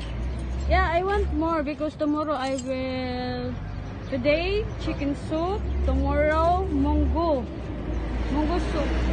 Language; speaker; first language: English; non-native, local second language; Filipino